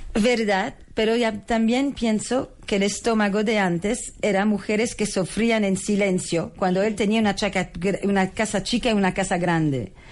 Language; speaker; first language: Spanish; non-native, fluent; French